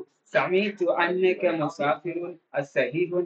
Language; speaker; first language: Arabic; non-native, learner; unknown